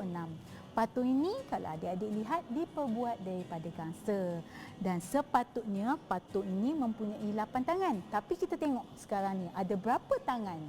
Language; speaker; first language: Malay; native; Malay